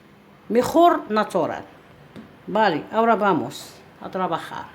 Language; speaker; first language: Spanish; non-native, learner; Arabic